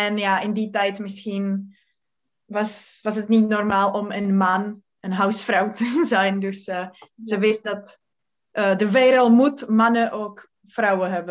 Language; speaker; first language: Dutch; non-native, learner; Czech